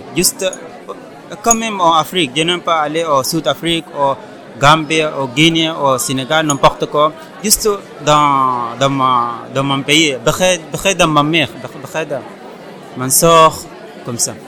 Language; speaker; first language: French; non-native, fluent; Arabic